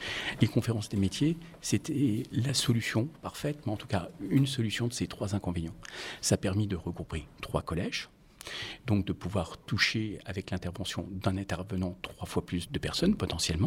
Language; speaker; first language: French; native; French